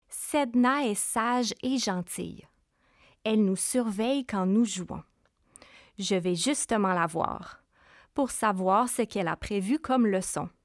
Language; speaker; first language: French; native; French